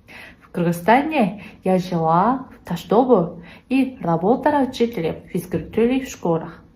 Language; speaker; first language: Russian; non-native, learner; Japanese